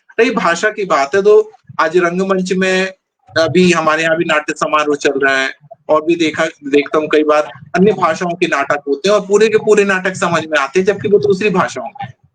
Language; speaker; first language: Hindi; native; Hindi